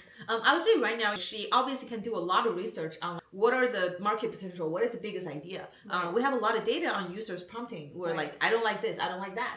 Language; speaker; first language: English; non-native, fluent; Chinese